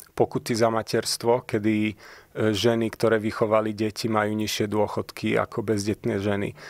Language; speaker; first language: Slovak; early bilingual, heritage; Slovak